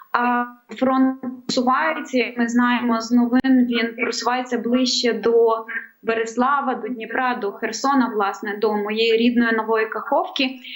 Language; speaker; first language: Ukrainian; native; Ukrainian